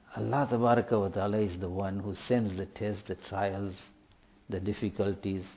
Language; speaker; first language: English; native; English